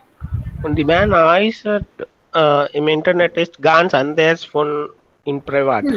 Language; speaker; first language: German; non-native, learner; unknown